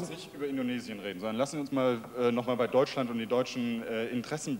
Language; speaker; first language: German; native; German